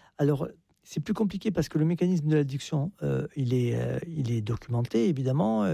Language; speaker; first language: French; native; French